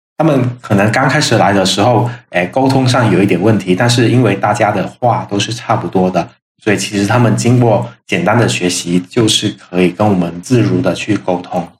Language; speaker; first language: Chinese; non-native, local second language; Min Nan Chinese